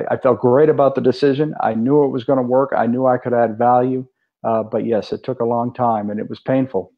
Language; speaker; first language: English; native; English